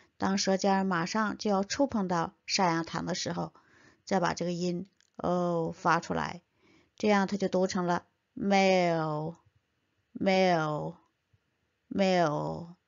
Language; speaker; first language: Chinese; native; Chinese